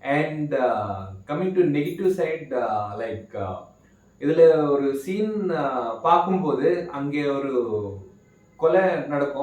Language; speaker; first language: Tamil; non-native, learner; Malayalam